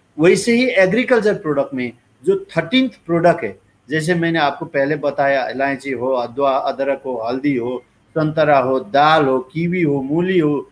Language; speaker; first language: Hindi; non-native, local second language; Nepali